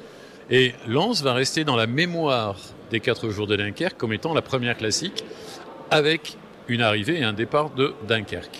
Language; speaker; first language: French; native; French